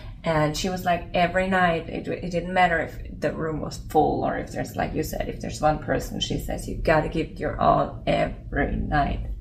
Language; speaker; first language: English; non-native, fluent; German